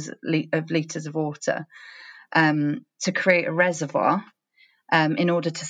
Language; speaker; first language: English; native; English